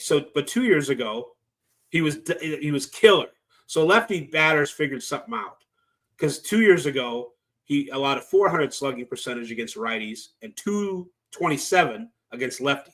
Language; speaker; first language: English; native; English